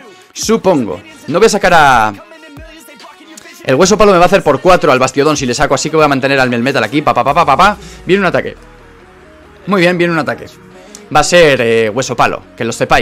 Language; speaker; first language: Spanish; native; Spanish